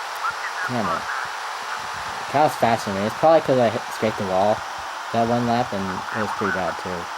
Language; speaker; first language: English; native; English